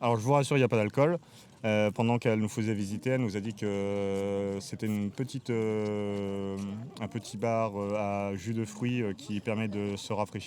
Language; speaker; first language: French; native; French